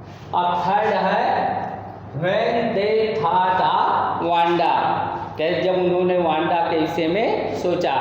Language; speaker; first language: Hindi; native; Hindi